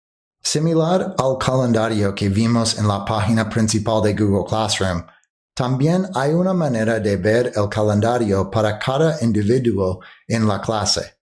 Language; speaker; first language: Spanish; non-native, fluent; English